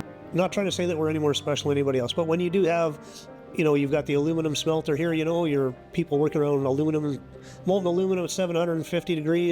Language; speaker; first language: English; native; English